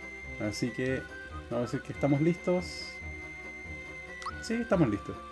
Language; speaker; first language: Spanish; native; Spanish